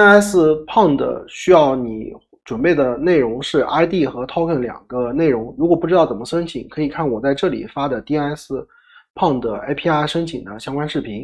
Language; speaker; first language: Chinese; native; Chinese